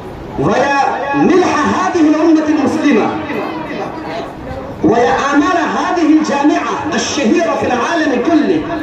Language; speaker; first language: Arabic; non-native, fluent; Urdu